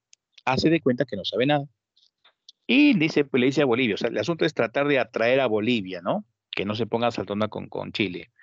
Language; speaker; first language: Spanish; native; Spanish